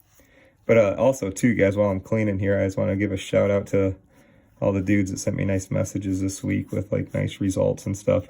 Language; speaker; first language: English; native; English